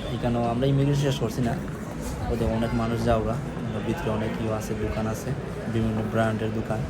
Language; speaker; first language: Bangla; non-native, local second language; Sylheti